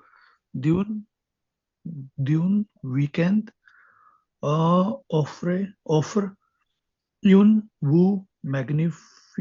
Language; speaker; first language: French; non-native, learner; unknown